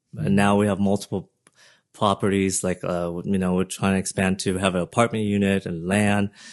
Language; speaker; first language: English; early bilingual, other home language; Vietnamese